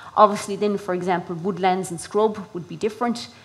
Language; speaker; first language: English; native; English